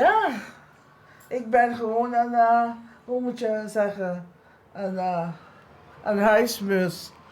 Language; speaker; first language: Dutch; non-native, local second language; Papiamento